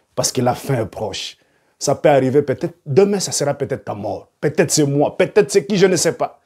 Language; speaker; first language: French; non-native, local second language; Lingala